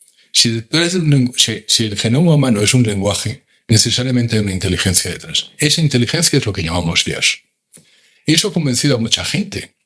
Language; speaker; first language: Spanish; native; Spanish